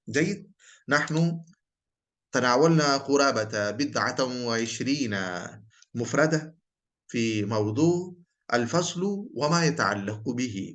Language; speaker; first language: Arabic; non-native, fluent; Urdu